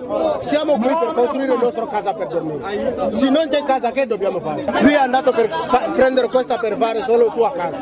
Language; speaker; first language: Italian; non-native, learner; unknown